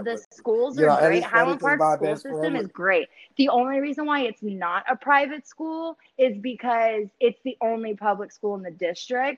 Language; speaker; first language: English; native; English